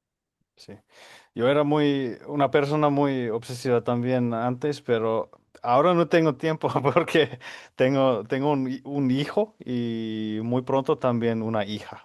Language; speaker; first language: Spanish; non-native, fluent; Finnish